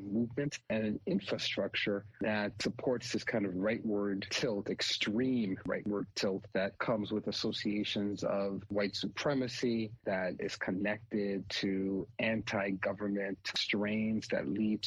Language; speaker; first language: English; native; English